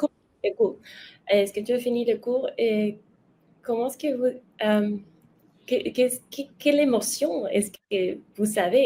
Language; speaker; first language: French; non-native, learner; Spanish